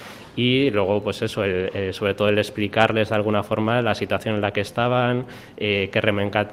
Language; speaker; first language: Spanish; native; Spanish